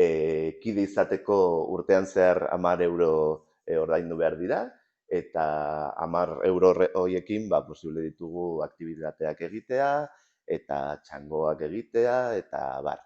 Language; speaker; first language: Basque; non-native, local second language; Spanish